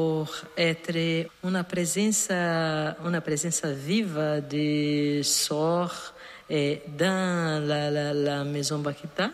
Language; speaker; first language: French; non-native, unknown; Portuguese